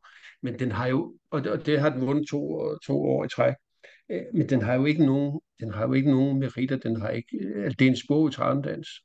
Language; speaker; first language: Danish; native; Danish